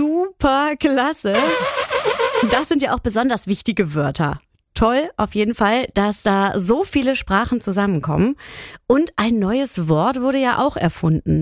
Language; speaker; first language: German; native; German